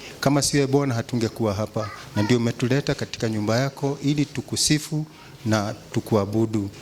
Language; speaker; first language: Swahili; non-native, local second language; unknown